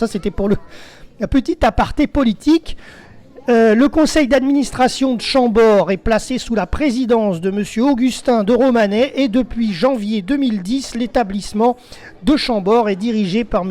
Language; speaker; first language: French; native; French